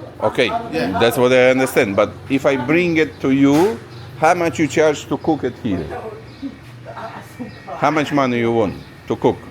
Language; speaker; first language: English; non-native, learner; Polish